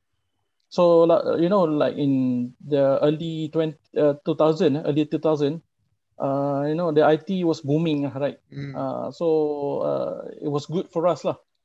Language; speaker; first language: English; non-native, local second language; Malay